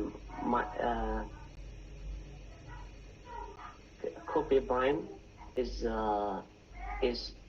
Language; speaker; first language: English; non-native, learner; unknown